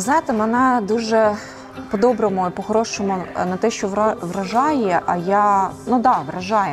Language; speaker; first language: Ukrainian; native; Ukrainian